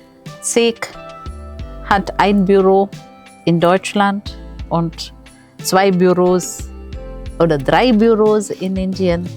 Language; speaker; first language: German; non-native, fluent; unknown